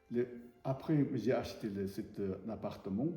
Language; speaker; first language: French; non-native, learner; Tibetan